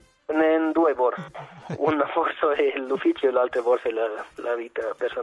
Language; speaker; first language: Italian; non-native, fluent; German